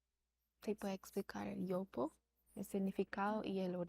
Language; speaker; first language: Spanish; non-native, fluent; English